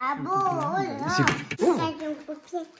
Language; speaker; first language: French; native; French